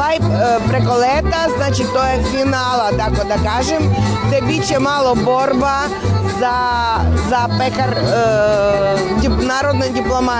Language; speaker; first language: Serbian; non-native, fluent; Russian